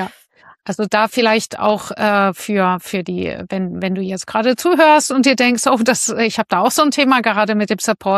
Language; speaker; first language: German; native; German